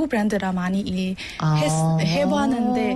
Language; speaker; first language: Korean; non-native, learner; Burmese